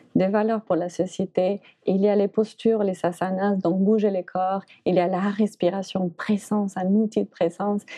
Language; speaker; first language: French; non-native, fluent; Spanish